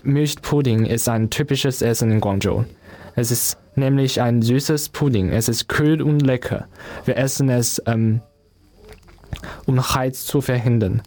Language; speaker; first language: German; non-native, learner; Chinese